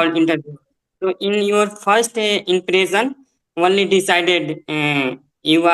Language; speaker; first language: English; non-native, learner; Hindi